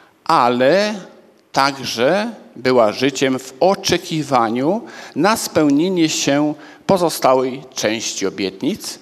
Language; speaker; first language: Polish; native; Polish